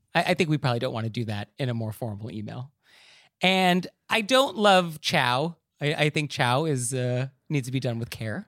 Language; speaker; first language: English; native; English